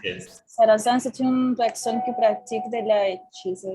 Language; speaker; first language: French; non-native, fluent; Spanish